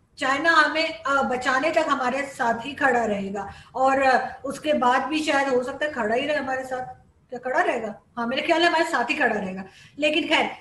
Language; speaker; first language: Urdu; native; Urdu